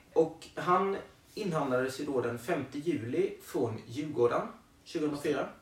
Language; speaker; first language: Swedish; native; Swedish